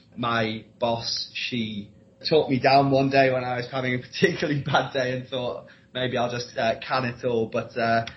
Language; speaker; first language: English; native; English